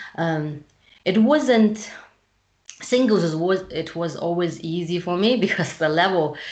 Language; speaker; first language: English; non-native, fluent; Chinese